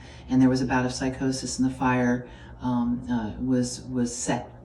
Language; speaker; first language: English; native; English